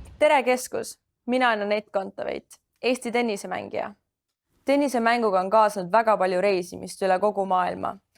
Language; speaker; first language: Estonian; native; Estonian